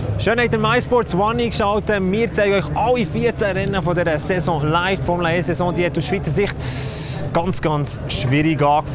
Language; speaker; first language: German; native; German